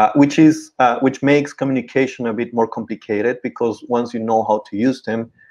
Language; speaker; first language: English; non-native, fluent; Spanish